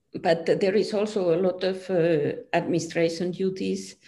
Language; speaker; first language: English; non-native, fluent; Finnish